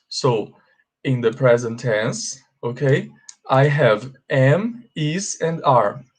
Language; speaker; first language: English; non-native, fluent; Portuguese